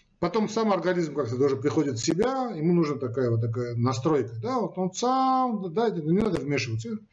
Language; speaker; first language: Russian; non-native, local second language; Armenian